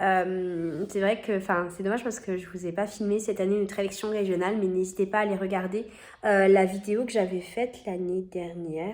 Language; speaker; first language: French; native; French